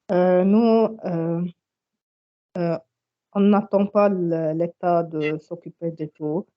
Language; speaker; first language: French; non-native, learner; Arabic